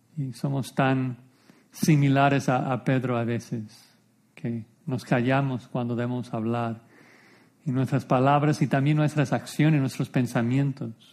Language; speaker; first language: Spanish; non-native, fluent; English